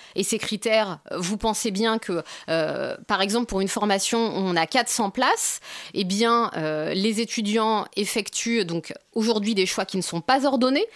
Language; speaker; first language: French; native; French